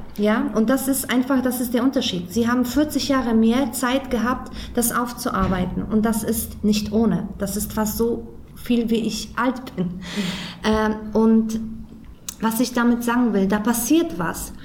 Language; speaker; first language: German; non-native, fluent; Polish